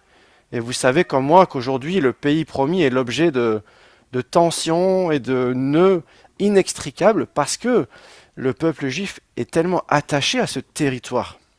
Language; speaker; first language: French; native; French